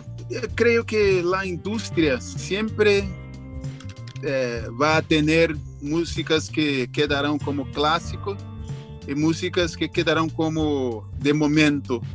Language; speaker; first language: Spanish; non-native, learner; Portuguese